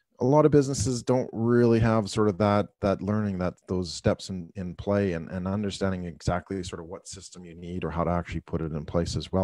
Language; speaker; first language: English; native; English